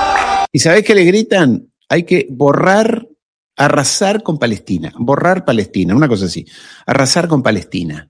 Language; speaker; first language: Spanish; native; Spanish